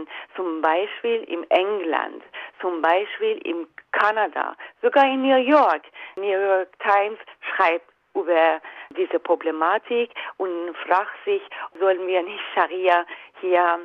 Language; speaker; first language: German; non-native, fluent; Persian